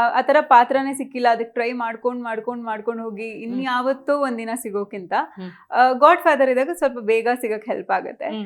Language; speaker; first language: Kannada; native; Kannada